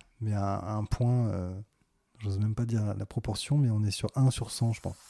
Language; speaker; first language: French; native; French